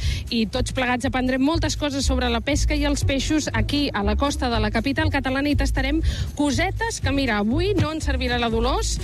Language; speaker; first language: Catalan; native; Catalan